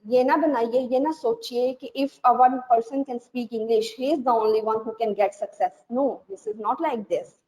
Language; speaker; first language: Urdu; native; Urdu